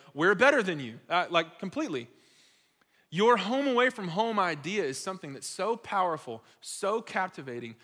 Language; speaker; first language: English; native; English